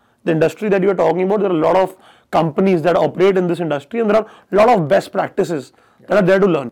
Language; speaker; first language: English; non-native, local second language; Hindi